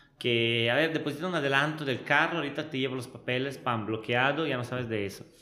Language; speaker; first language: Spanish; non-native, fluent; Italian